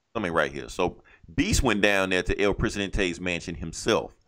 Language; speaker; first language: English; native; English